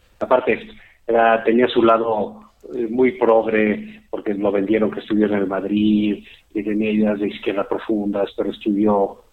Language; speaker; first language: Spanish; native; Spanish